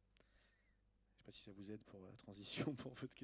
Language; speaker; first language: French; native; French